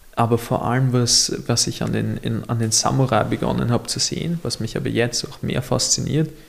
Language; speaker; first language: German; native; German